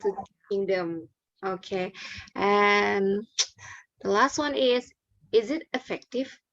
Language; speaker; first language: English; non-native, learner; Indonesian